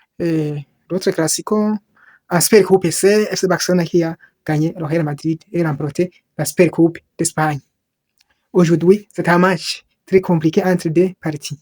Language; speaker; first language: French; non-native, local second language; Kinyarwanda